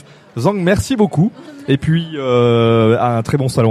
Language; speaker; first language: French; native; French